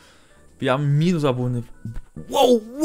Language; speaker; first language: German; non-native, learner; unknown